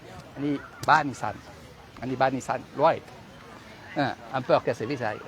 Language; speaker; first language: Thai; non-native, learner; French